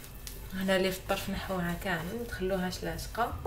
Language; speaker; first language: Arabic; native; Arabic